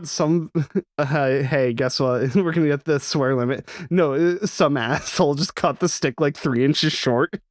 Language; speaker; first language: English; native; English